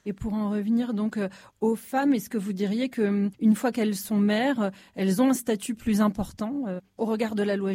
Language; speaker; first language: French; native; French